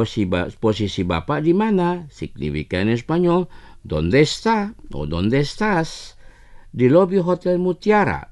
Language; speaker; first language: Spanish; non-native, fluent; Indonesian